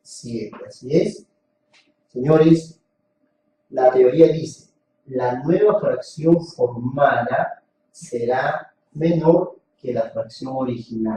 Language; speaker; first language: Spanish; native; Spanish